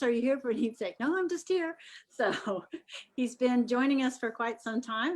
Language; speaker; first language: English; native; English